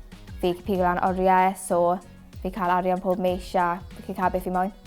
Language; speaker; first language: Welsh; native; Welsh